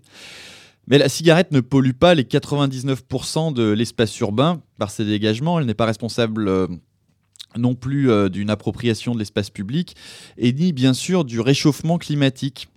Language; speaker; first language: French; native; French